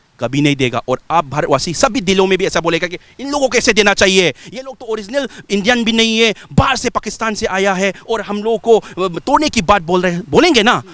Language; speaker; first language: Hindi; non-native, local second language; Manipuri